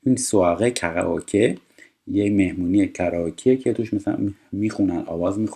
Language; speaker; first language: Persian; native; Persian